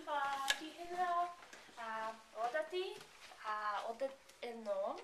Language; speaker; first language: Arabic; non-native, learner; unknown